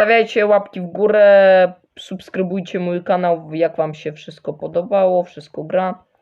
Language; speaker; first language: Polish; early bilingual, other home language; Ukrainian